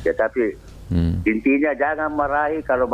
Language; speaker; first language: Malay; non-native, local second language; Buginese